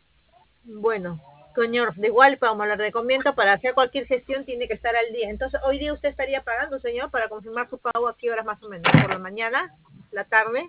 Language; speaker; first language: Spanish; native; Spanish